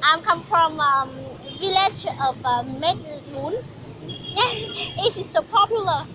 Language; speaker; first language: English; non-native, learner; Vietnamese